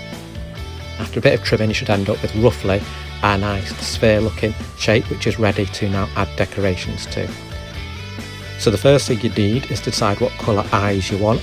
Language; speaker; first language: English; native; English